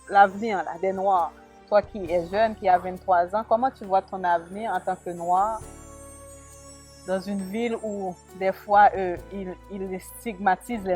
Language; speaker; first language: French; native; French